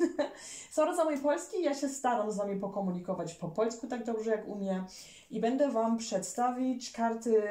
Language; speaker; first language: Polish; early bilingual, heritage; German